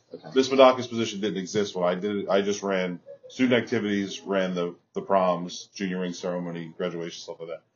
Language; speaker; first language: English; native; English